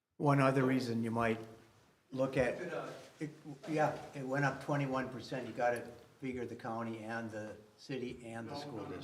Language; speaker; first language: English; native; English